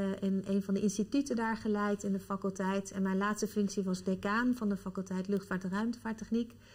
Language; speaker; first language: Dutch; native; Dutch